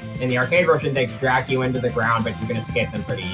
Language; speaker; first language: English; native; English